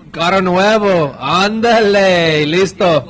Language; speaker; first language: Spanish; non-native, learner; English